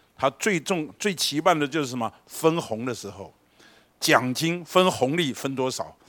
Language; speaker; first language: Chinese; native; Chinese